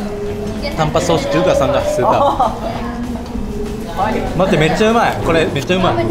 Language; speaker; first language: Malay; non-native, learner; Japanese